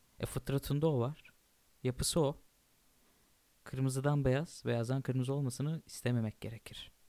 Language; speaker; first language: Turkish; native; Turkish